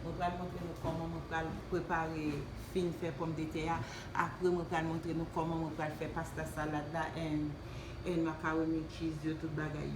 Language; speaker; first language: French; non-native, local second language; Haitian Creole